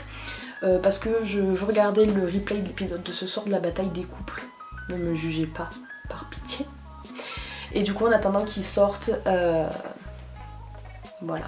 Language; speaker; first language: French; native; French